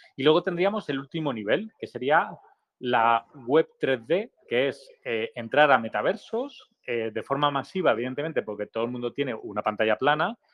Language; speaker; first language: Spanish; native; Spanish